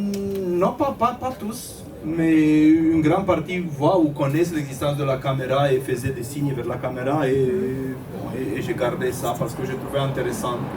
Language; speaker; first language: French; non-native, fluent; Romanian